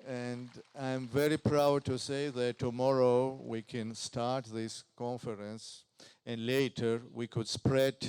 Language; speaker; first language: English; non-native, fluent; Georgian